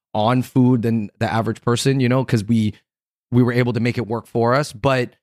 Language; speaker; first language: English; native; English